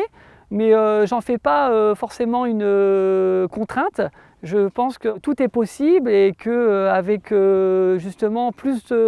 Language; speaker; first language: French; native; French